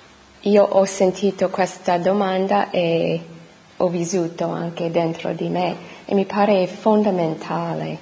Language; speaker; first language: Italian; non-native, fluent; English